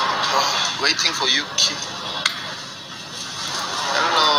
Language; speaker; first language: English; non-native, learner; Korean